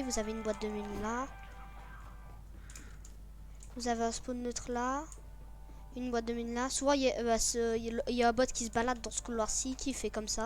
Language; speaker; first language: French; native; French